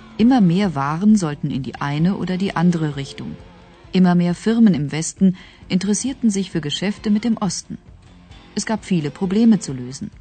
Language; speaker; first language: German; native; German